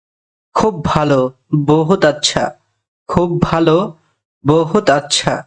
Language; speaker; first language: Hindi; non-native, learner; Bangla